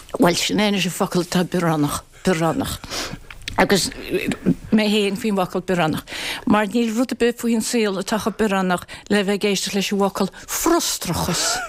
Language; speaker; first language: Irish; native; Irish